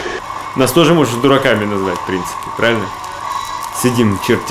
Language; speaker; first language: Russian; native; Russian